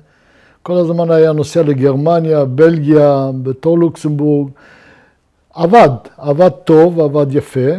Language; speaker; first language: Hebrew; non-native, fluent; Luxembourgish